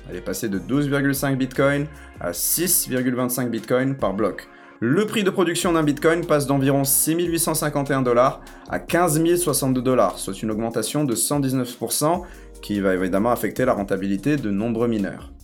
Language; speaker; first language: French; native; French